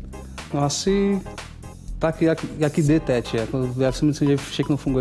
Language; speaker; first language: Czech; non-native, learner; Portuguese